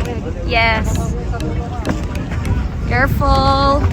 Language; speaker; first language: English; non-native, local second language; Cebuano